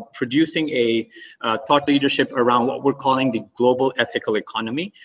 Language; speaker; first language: English; non-native, fluent; Arabic